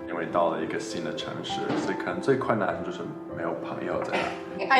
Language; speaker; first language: Chinese; non-native, fluent; English